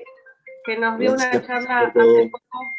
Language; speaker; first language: Spanish; native; Spanish